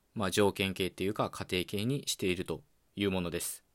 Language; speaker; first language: Japanese; native; Japanese